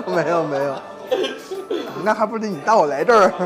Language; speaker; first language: Chinese; native; Chinese